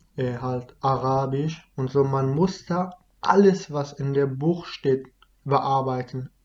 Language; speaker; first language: German; non-native, fluent; Kurdish